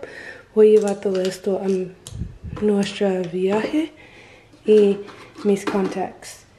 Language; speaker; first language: Spanish; early bilingual, heritage; Spanish